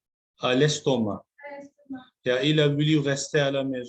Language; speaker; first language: French; non-native, fluent; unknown